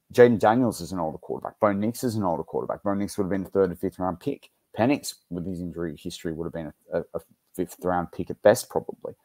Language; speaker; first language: English; native; English